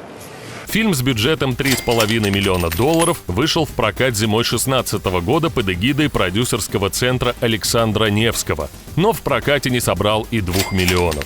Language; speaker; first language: Russian; native; Russian